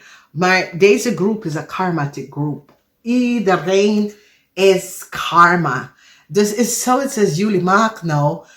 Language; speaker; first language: Dutch; non-native, fluent; English